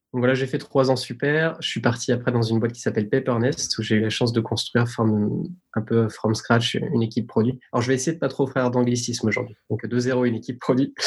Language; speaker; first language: French; native; French